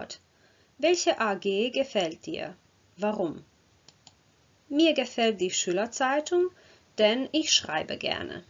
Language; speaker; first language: German; non-native, fluent; Croatian